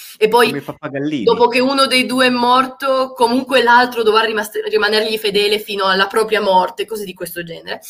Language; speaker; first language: Italian; early bilingual, other home language; Spanish